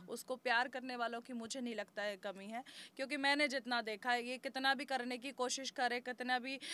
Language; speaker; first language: Hindi; native; Hindi